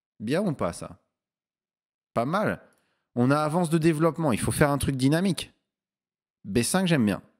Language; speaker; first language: French; native; French